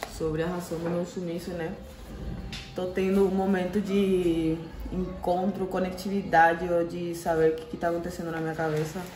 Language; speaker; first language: Portuguese; non-native, fluent; Spanish